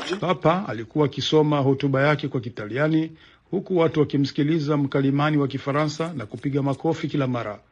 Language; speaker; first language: Swahili; non-native, local second language; Rundi